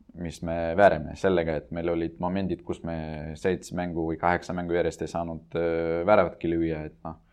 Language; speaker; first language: Estonian; non-native, local second language; Russian